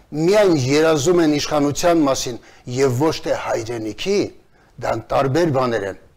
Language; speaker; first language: Armenian; native; Armenian